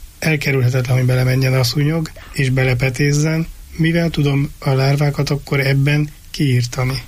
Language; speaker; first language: Hungarian; native; Hungarian